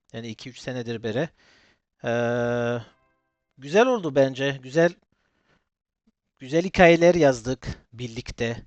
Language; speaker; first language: Turkish; early bilingual, heritage; Turkish